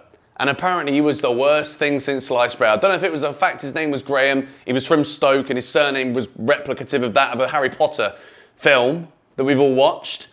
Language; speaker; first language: English; native; English